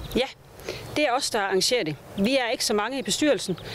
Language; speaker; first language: Danish; native; Danish